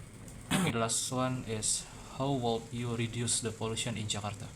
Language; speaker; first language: English; non-native, learner; Indonesian